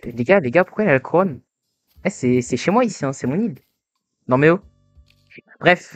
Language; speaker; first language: French; native; French